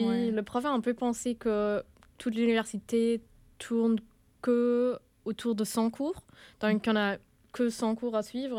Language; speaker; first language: French; non-native, fluent; German